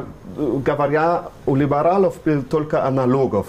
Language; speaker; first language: Russian; non-native, fluent; German